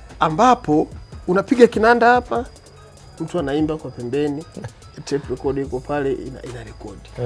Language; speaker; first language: Swahili; native; Swahili